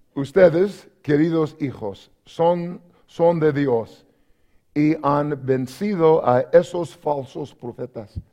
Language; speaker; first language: Spanish; non-native, learner; English